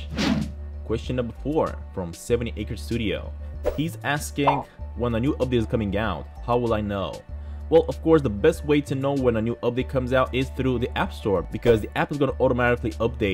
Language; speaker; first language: English; non-native, fluent; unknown